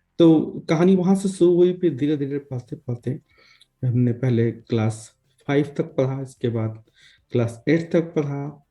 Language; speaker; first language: Hindi; native; Hindi